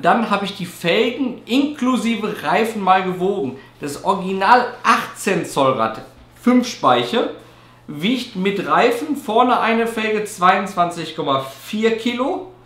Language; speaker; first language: German; native; German